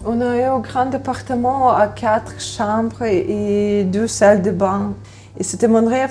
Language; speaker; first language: French; non-native, learner; Ukrainian